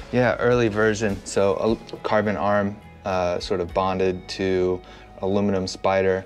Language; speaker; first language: English; native; English